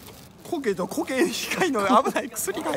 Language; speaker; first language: Japanese; native; Japanese